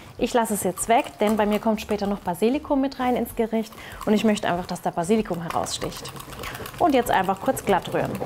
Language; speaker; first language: German; early bilingual, other home language; Turkish